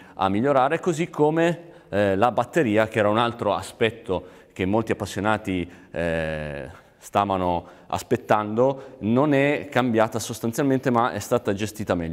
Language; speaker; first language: Italian; native; Italian